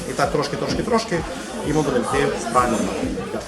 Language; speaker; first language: Ukrainian; native; Ukrainian